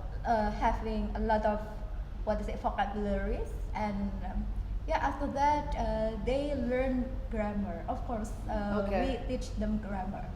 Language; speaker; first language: English; non-native, learner; Indonesian